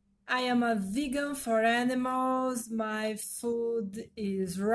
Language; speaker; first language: English; non-native, learner; Portuguese